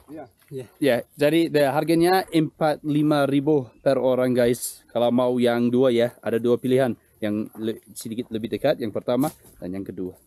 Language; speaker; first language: Indonesian; non-native, fluent; English